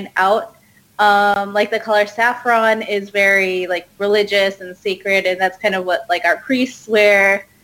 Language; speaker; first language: English; early bilingual, other home language; Hindi